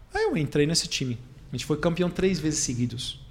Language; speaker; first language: Portuguese; non-native, fluent; Dutch